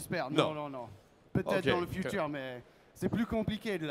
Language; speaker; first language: French; non-native, learner; English